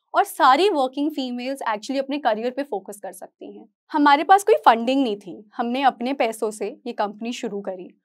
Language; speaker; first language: Hindi; native; Hindi